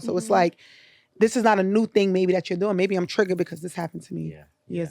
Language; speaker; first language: English; native; English